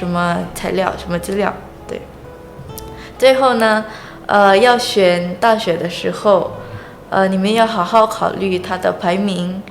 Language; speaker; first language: Chinese; non-native, fluent; Indonesian